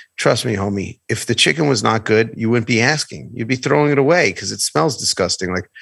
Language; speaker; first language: English; native; English